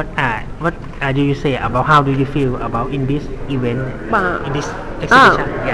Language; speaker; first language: English; non-native, learner; Thai